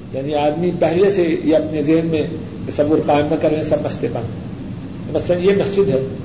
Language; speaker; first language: Urdu; non-native, local second language; Punjabi